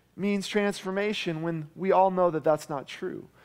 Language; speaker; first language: English; native; English